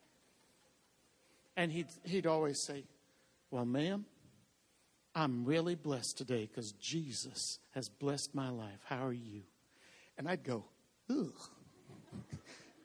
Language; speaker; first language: English; native; English